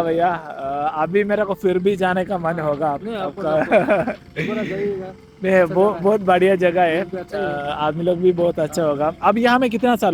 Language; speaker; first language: Hindi; non-native, local second language; Malayalam